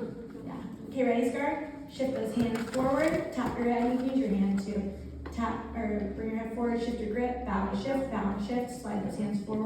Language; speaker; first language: English; native; English